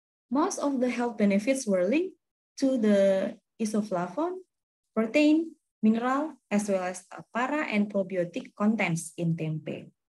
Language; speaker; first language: English; non-native, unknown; Indonesian